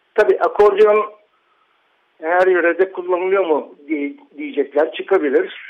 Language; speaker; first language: Turkish; native; Turkish